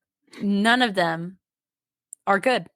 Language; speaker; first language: English; native; English